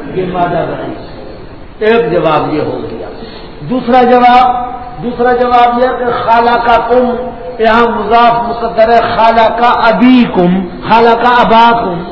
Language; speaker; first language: Urdu; non-native, local second language; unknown